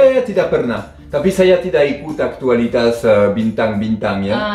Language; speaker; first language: Indonesian; non-native, fluent; French